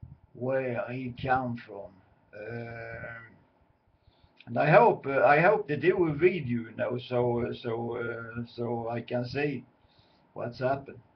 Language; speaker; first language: English; non-native, learner; Swedish